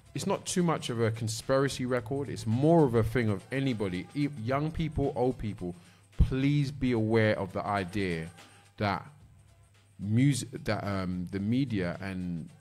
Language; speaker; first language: English; native; English